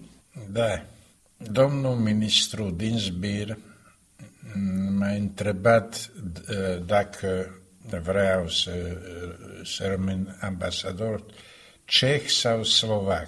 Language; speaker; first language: Romanian; non-native, fluent; Slovak